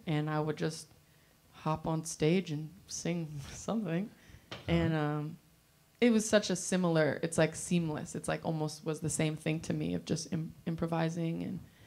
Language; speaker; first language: English; native; English